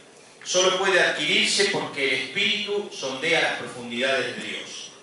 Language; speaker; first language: Spanish; native; Spanish